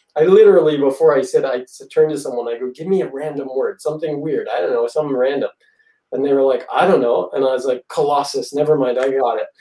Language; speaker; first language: English; native; English